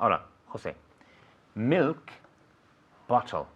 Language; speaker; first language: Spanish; non-native, fluent; English